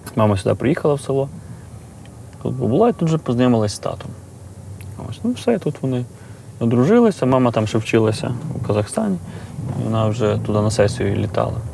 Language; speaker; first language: Ukrainian; native; Ukrainian